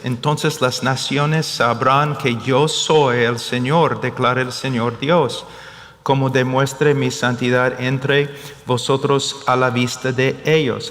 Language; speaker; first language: Spanish; non-native, fluent; English